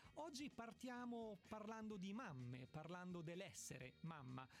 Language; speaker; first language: Italian; native; Italian